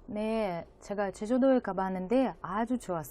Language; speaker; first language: Korean; non-native, fluent; Russian